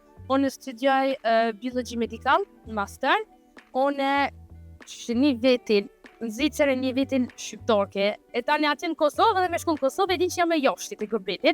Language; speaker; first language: Albanian; early bilingual, heritage; Albanian